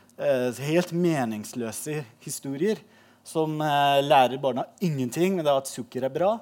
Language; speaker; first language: Norwegian; non-native, fluent; Persian